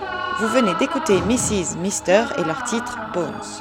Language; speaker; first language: French; native; French